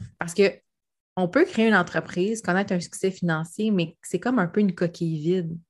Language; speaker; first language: French; native; French